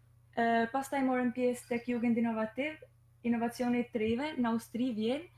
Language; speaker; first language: Albanian; native; Albanian